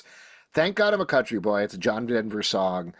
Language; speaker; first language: English; native; English